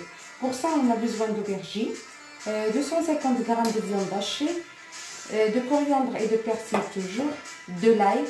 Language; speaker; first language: French; non-native, local second language; Arabic